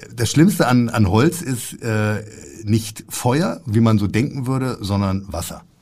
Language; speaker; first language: German; native; German